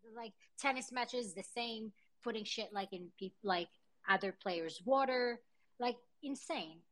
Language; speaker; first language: English; early bilingual, other home language; Hebrew